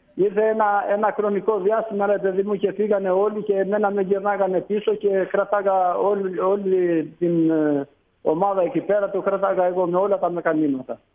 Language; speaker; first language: Greek; non-native, fluent; Albanian